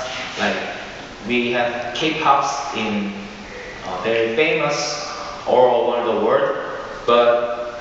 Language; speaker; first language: English; non-native, learner; Korean